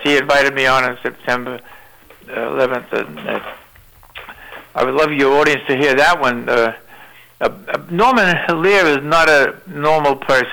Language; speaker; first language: English; native; English